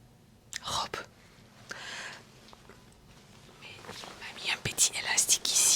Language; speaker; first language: French; non-native, fluent; Romanian